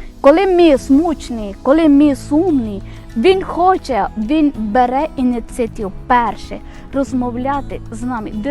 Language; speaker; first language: Ukrainian; non-native, fluent; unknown